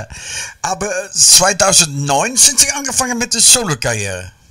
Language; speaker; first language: German; non-native, learner; Dutch